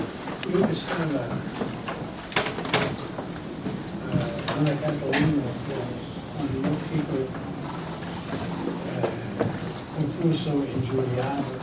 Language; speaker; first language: Portuguese; non-native, fluent; Spanish